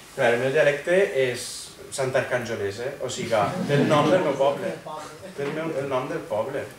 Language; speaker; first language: Catalan; non-native, fluent; Italian